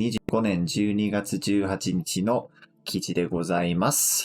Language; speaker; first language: Japanese; non-native, fluent; English